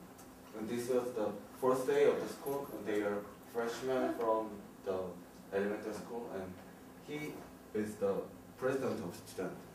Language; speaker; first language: English; non-native, learner; Korean